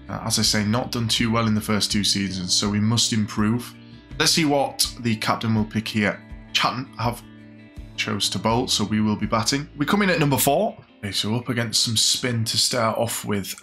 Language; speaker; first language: English; native; English